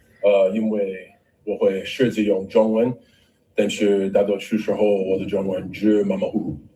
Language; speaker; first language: Chinese; non-native, learner; English